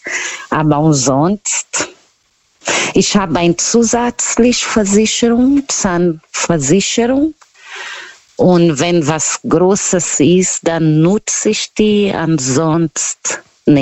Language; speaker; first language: German; non-native, learner; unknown